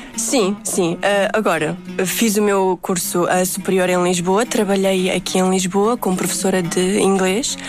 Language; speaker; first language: Portuguese; early bilingual, other home language; Uzbek